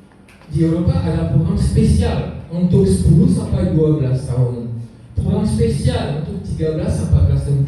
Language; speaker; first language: Indonesian; non-native, learner; French